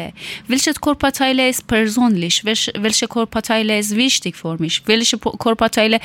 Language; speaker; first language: German; non-native, learner; Persian